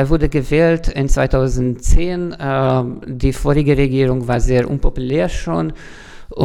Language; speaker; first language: German; non-native, fluent; Hungarian